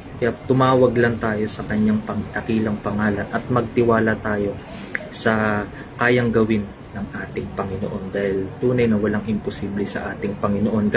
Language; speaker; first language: Filipino; native; Filipino